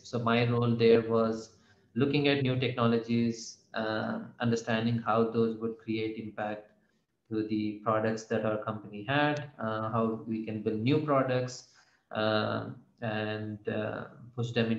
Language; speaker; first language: English; non-native, local second language; Telugu